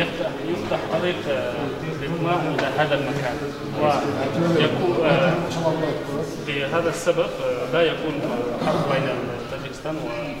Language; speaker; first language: Arabic; non-native, fluent; Kyrgyz